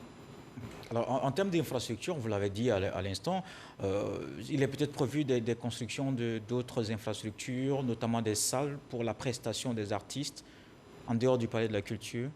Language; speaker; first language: French; native; French